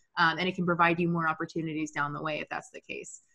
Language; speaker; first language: English; native; English